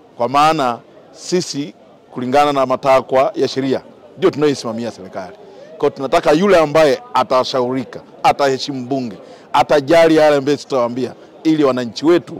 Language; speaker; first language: Swahili; native; Swahili